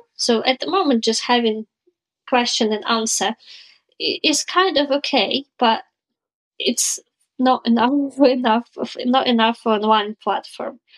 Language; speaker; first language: English; non-native, fluent; Ukrainian